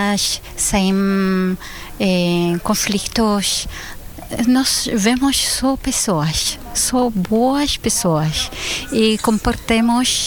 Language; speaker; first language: Portuguese; non-native, learner; Hebrew